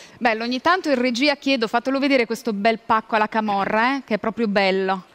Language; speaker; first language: Italian; native; Italian